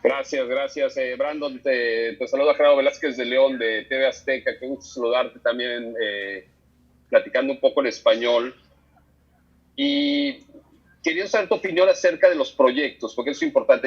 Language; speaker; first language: Spanish; native; Spanish